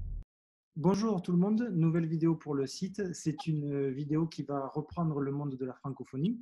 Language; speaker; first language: French; native; French